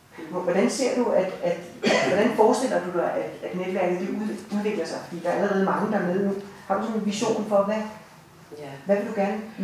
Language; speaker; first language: Danish; native; Danish